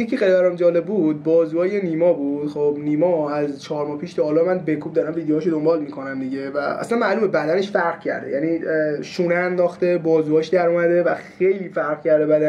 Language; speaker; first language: Persian; native; Persian